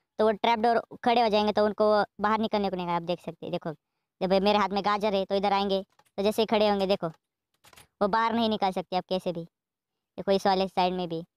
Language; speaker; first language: Hindi; native; Hindi